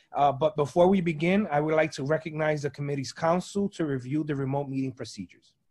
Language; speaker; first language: English; native; English